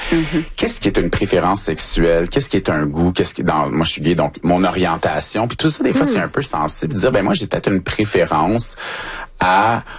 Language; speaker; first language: French; native; French